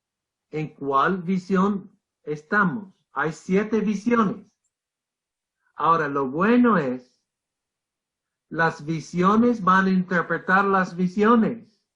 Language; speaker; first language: Spanish; non-native, fluent; English